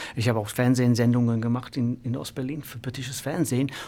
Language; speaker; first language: German; non-native, fluent; English